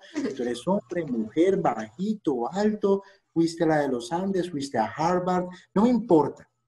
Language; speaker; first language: Spanish; native; Spanish